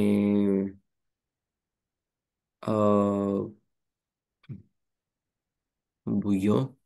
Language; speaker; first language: French; non-native, learner; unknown